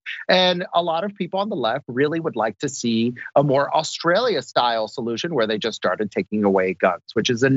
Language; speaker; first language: English; native; English